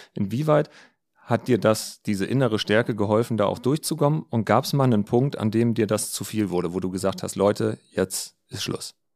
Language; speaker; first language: German; native; German